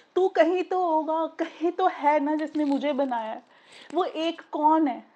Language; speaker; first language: Hindi; native; Hindi